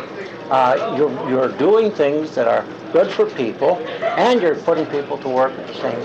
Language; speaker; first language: English; native; English